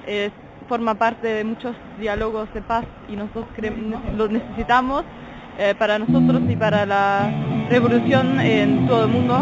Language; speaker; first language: Spanish; non-native, fluent; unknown